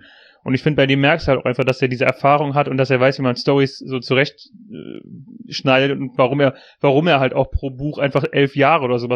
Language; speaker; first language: German; native; German